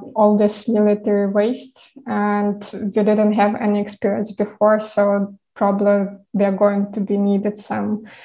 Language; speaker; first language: English; non-native, fluent; Ukrainian